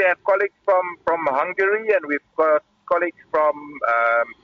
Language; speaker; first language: English; non-native, local second language; Afrikaans